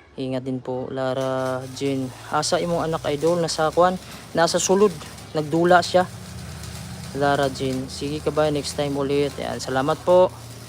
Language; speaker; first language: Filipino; non-native, local second language; Cebuano